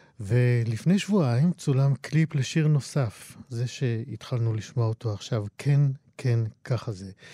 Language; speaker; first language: Hebrew; native; Hebrew